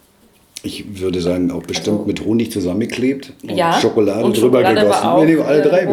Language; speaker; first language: German; native; German